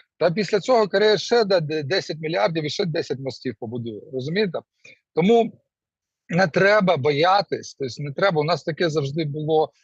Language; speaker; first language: Ukrainian; non-native, local second language; Russian